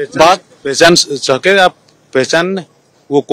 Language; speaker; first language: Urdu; non-native, local second language; Odia